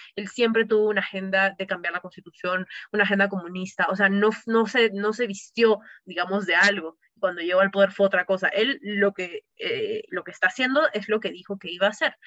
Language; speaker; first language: Spanish; native; Spanish